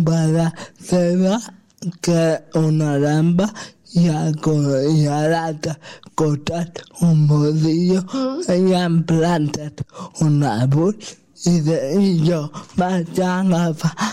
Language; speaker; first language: Catalan; non-native, local second language; Spanish